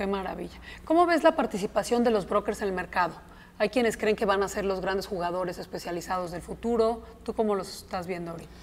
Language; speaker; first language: Spanish; native; Spanish